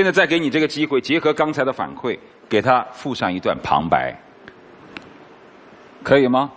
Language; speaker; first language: Chinese; native; Chinese